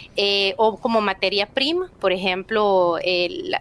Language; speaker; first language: Spanish; native; Spanish